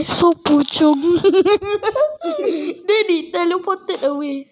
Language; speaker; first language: English; non-native, local second language; Malay